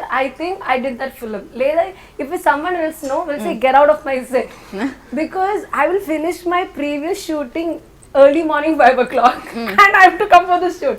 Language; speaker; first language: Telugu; non-native, learner; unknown